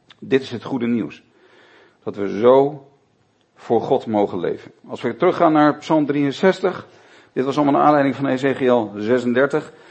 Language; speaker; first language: Dutch; native; Dutch